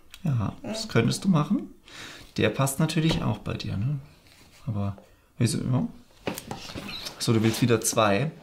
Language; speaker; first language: German; native; German